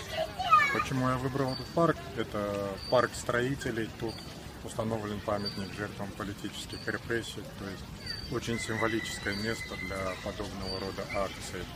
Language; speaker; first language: Russian; native; Russian